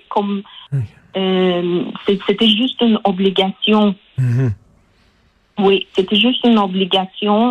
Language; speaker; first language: French; non-native, local second language; Persian